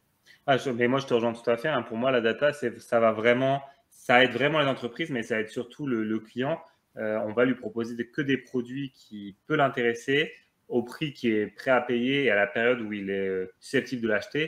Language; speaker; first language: French; native; French